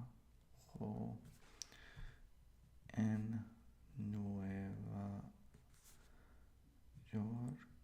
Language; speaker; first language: Spanish; non-native, learner; English